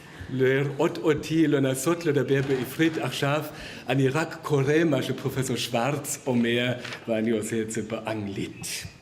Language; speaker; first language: Hebrew; non-native, learner; German